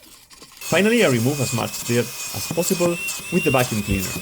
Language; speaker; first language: English; non-native, fluent; Spanish